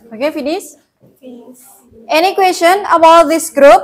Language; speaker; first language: English; non-native, learner; Indonesian